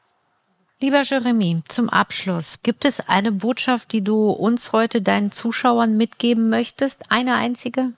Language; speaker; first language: German; native; German